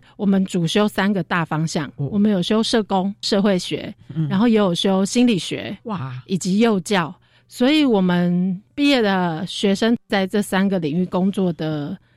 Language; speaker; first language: Chinese; native; Chinese